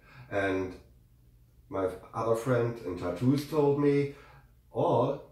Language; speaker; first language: English; non-native, learner; German